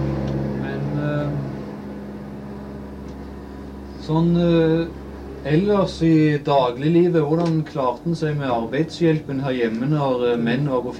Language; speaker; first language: Norwegian; native; Norwegian